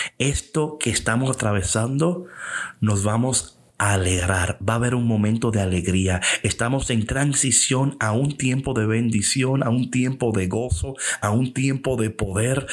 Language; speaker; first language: Spanish; early bilingual, heritage; English